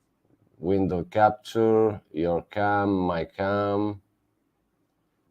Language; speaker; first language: English; non-native, learner; Italian